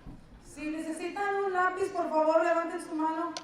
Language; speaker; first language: Spanish; early bilingual, heritage; Spanish